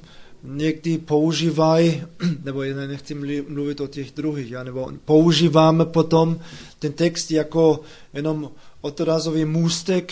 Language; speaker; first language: Czech; non-native, fluent; German